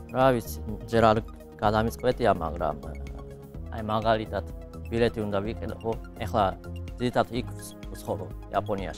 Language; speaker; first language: Georgian; non-native, fluent; Japanese